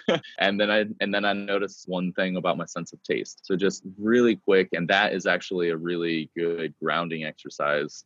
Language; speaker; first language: English; native; English